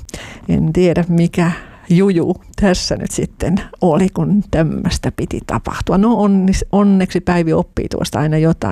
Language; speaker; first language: Finnish; native; Finnish